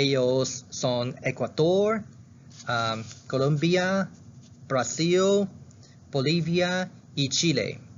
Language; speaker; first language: Spanish; non-native, learner; Chinese